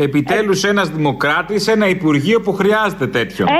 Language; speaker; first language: Greek; native; Greek